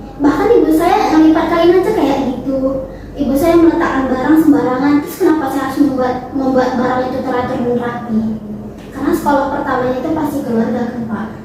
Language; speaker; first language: Indonesian; native; Indonesian